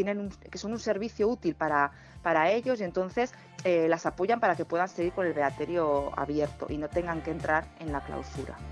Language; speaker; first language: Spanish; native; Spanish